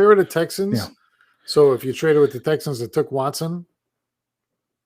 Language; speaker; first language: English; native; English